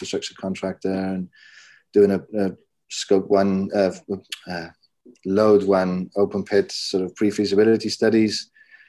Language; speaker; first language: English; native; English